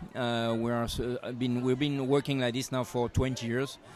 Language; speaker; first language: English; non-native, fluent; French